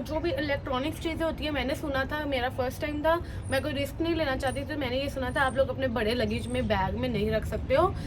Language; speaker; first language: Urdu; native; Urdu